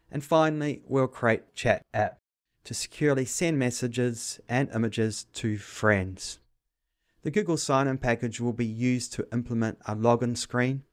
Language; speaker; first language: English; native; English